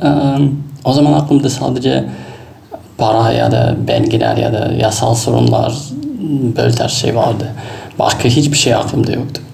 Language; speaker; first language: Turkish; non-native, fluent; Russian